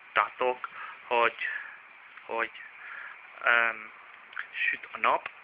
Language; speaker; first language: Hungarian; non-native, learner; Czech